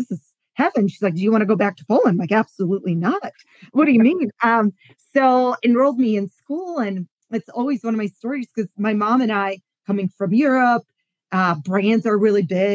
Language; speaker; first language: English; non-native, fluent; Polish